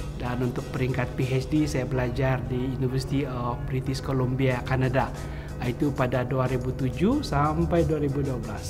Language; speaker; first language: Malay; non-native, local second language; Central Dusun